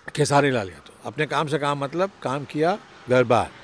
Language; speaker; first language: Hindi; native; Hindi